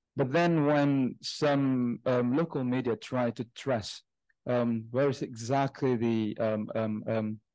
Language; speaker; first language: English; non-native, fluent; Indonesian